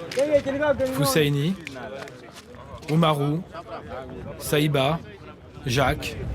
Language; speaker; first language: French; native; French